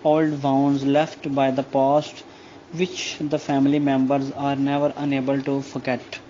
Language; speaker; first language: English; non-native, local second language; Urdu